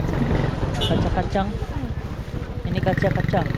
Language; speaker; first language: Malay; non-native, learner; Filipino